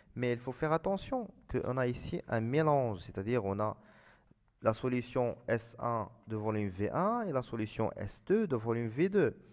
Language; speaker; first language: French; non-native, local second language; Arabic